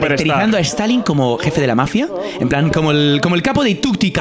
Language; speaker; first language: Spanish; non-native, local second language; Catalan